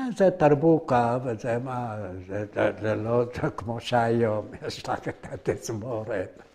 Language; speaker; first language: Hebrew; early bilingual, other home language; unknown